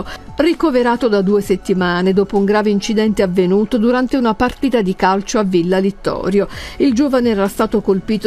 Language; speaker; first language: Italian; native; Italian